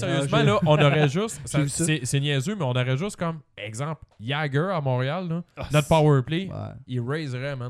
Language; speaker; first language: French; native; French